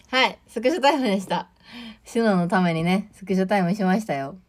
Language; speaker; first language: Japanese; native; Japanese